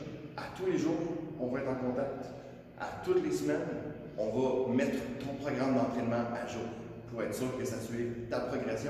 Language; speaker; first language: French; native; French